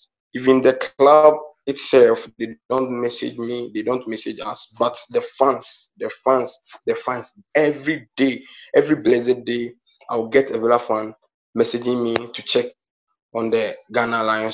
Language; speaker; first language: English; non-native, local second language; Akan